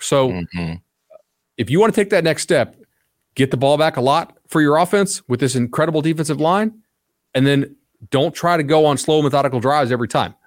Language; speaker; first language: English; native; English